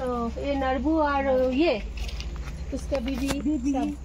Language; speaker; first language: Hindi; non-native, local second language; Bangla